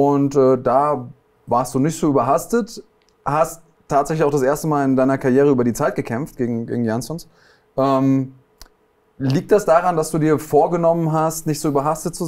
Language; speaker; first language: German; native; German